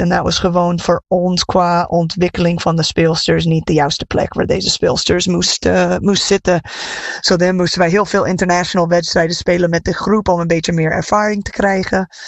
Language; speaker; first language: Dutch; non-native, fluent; English